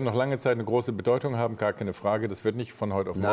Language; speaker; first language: German; native; German